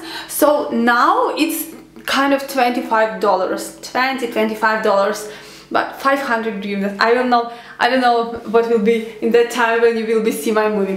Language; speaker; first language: English; non-native, learner; Ukrainian